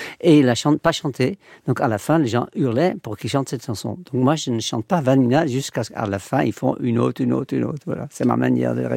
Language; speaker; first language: French; non-native, fluent; Dutch